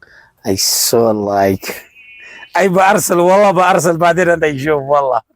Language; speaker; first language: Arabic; non-native, learner; Urdu